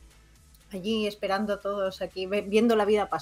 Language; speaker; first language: Spanish; native; Spanish